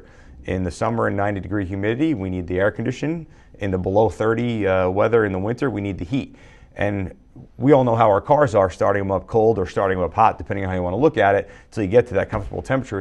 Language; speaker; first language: English; native; English